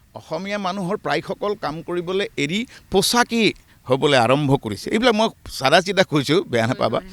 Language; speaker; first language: Assamese; native; Assamese